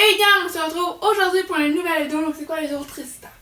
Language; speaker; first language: French; native; French